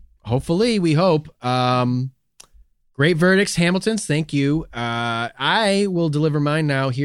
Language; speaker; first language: English; native; English